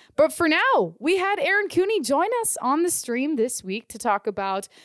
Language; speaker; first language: English; native; English